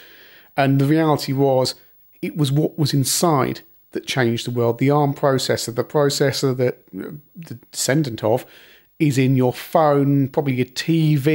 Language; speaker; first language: English; native; English